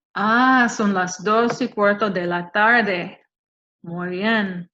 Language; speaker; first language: Spanish; non-native, fluent; English